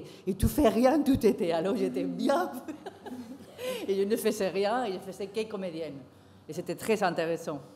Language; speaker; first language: French; non-native, fluent; Spanish